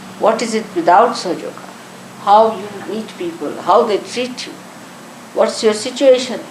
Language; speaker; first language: English; non-native, local second language; Marathi